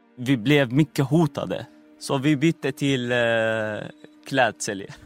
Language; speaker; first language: Swedish; non-native, fluent; Arabic